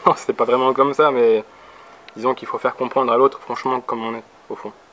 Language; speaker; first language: French; native; French